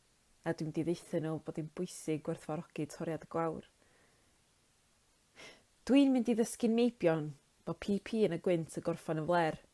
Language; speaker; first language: Welsh; native; Welsh